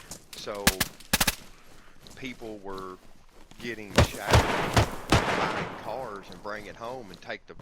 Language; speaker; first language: English; native; English